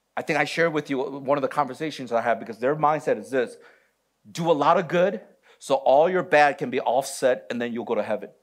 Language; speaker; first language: English; native; English